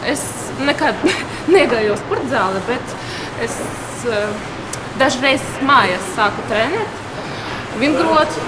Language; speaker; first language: Latvian; non-native, learner; Russian